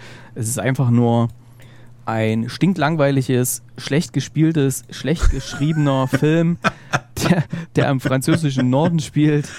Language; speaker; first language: German; native; German